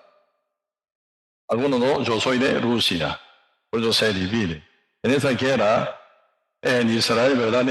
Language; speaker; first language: Spanish; non-native, learner; Korean